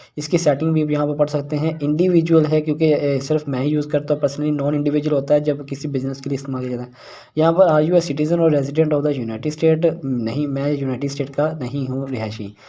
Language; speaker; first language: Urdu; non-native, local second language; Punjabi